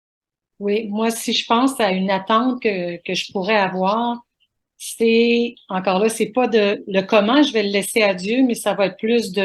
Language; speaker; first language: French; native; French